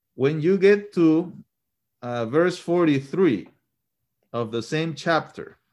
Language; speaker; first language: English; early bilingual, other home language; Spanish